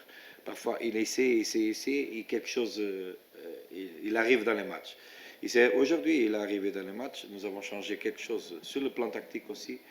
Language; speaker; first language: French; non-native, fluent; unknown